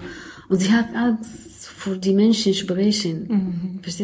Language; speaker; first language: German; non-native, learner; Arabic